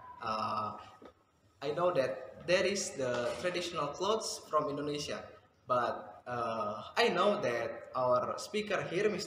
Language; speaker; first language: English; non-native, fluent; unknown